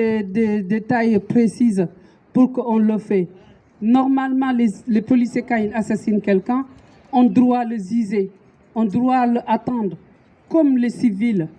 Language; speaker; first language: French; non-native, local second language; Wolof